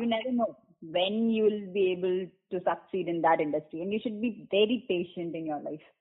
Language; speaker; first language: English; non-native, local second language; Malayalam